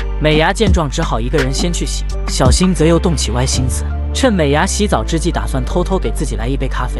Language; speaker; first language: Chinese; native; Chinese